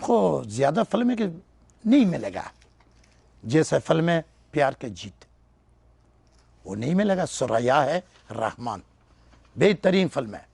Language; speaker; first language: Hindi; non-native, learner; Persian